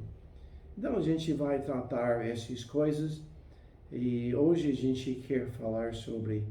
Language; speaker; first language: Portuguese; non-native, fluent; English